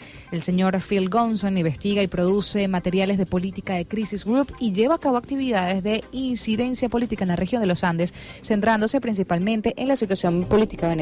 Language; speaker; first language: Spanish; native; Spanish